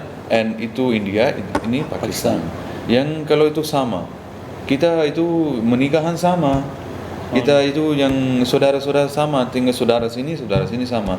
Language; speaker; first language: Indonesian; non-native, learner; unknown